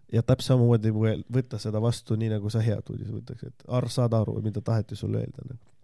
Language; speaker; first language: Estonian; non-native, local second language; Russian